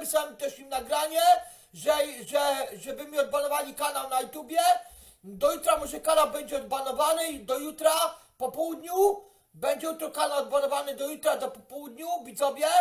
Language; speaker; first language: Polish; native; Polish